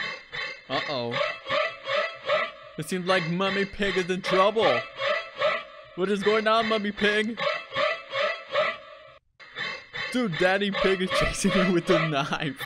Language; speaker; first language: English; native; English